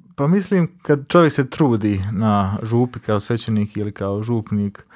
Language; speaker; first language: Croatian; native; Croatian